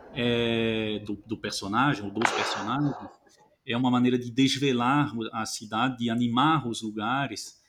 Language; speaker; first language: Portuguese; non-native, fluent; French